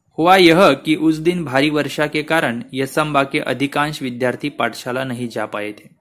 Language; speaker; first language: Hindi; non-native, local second language; Marathi